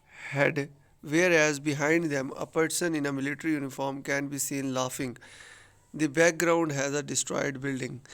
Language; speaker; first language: English; non-native, local second language; Urdu